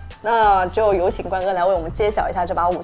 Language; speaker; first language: Chinese; native; Chinese